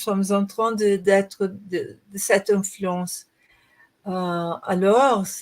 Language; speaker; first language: French; non-native, learner; Portuguese